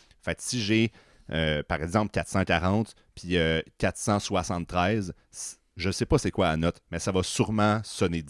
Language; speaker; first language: French; native; French